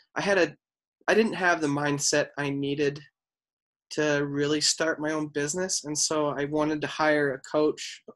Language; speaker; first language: English; native; English